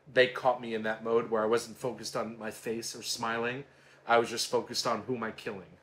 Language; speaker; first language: English; native; English